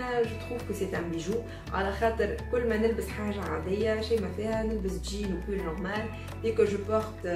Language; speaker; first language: Arabic; native; Arabic